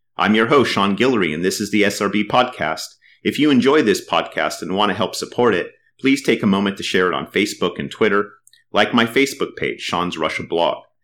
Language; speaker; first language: English; native; English